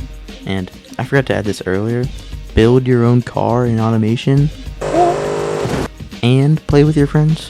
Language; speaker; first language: English; native; English